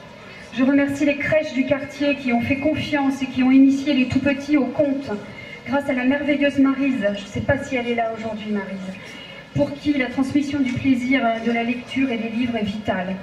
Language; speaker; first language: French; native; French